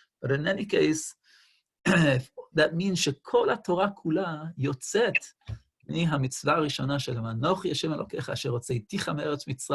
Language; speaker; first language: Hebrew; non-native, fluent; English